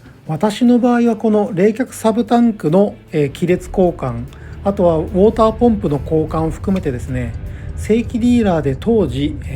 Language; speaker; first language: Japanese; native; Japanese